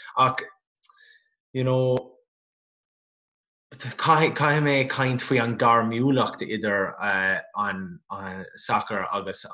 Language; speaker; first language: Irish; non-native, local second language; English